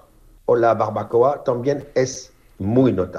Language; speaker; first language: Spanish; non-native, learner; French